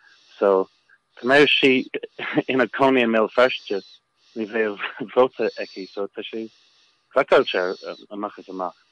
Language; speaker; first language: Irish; non-native, local second language; English